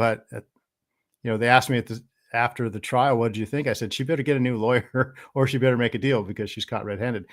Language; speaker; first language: English; native; English